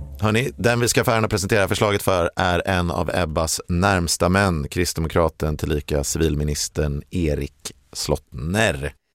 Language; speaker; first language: Swedish; native; Swedish